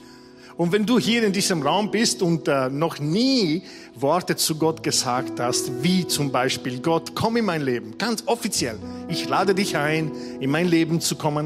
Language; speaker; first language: German; non-native, fluent; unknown